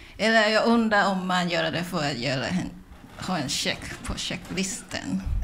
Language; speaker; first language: Swedish; non-native, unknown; Cantonese